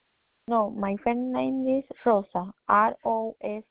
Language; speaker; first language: English; non-native, learner; Spanish